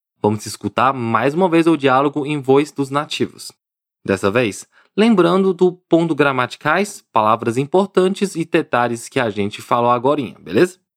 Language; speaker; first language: Portuguese; non-native, fluent; Chinese